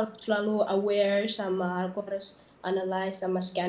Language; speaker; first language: Indonesian; early bilingual, heritage; Dutch